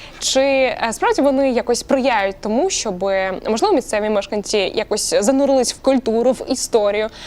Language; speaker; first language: Ukrainian; native; Ukrainian